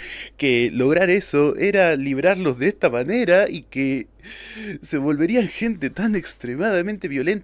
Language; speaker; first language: Spanish; native; Spanish